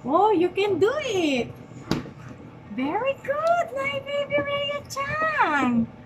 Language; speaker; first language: English; non-native, learner; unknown